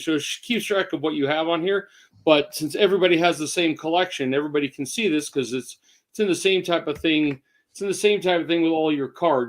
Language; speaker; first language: English; native; English